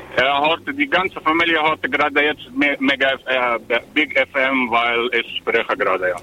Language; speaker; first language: German; non-native, learner; Arabic